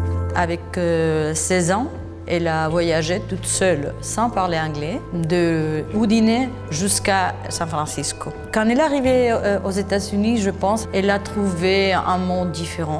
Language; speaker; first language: French; non-native, fluent; Spanish